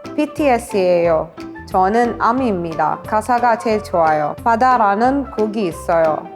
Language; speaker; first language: Korean; non-native, fluent; Arabic